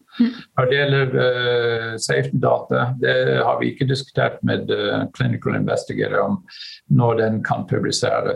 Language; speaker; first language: Norwegian; non-native, fluent; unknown